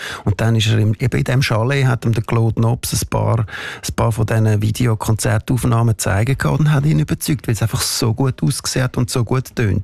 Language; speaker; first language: German; native; German